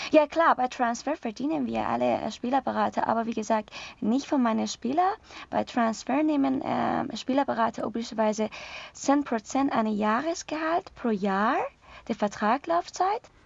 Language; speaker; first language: German; non-native, learner; Persian